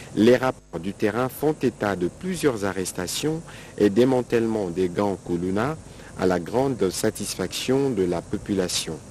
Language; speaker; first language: French; non-native, local second language; Lingala